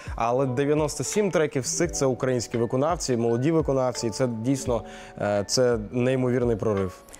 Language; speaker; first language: Ukrainian; non-native, local second language; Russian